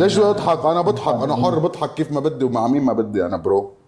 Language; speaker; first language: Arabic; native; Arabic